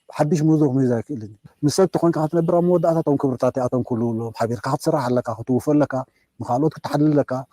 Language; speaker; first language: Tigrinya; native; Tigrinya